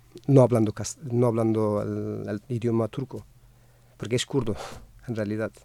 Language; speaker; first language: Spanish; non-native, fluent; Kurdish